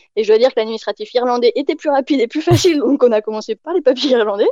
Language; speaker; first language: French; native; French